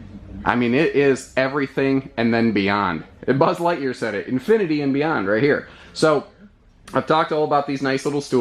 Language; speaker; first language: English; native; English